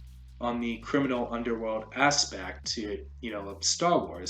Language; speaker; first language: English; native; English